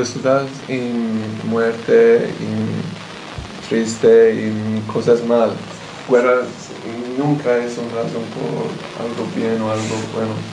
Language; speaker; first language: Spanish; non-native, learner; English